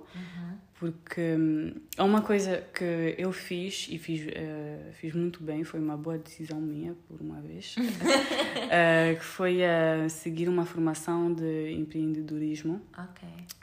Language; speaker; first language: Portuguese; non-native, fluent; French